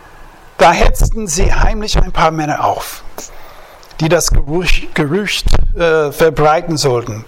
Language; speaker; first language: German; non-native, fluent; English